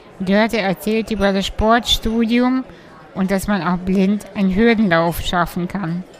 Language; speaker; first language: German; early bilingual, other home language; Russian